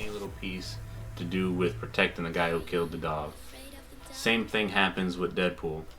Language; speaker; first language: English; native; English